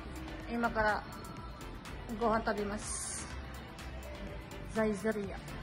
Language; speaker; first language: Japanese; non-native, fluent; Filipino